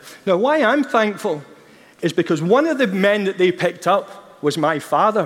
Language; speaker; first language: English; native; English